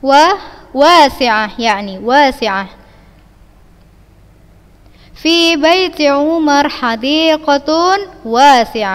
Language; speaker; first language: Arabic; non-native, fluent; Indonesian